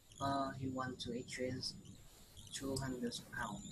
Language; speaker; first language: English; non-native, learner; Vietnamese